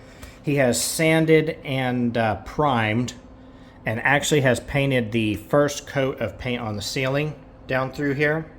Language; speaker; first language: English; native; English